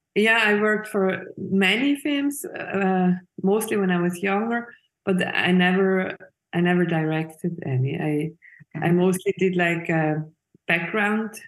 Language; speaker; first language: English; non-native, fluent; Swiss German